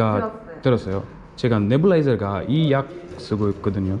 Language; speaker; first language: Korean; non-native, fluent; Tamil